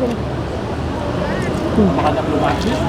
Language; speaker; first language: Indonesian; native; Indonesian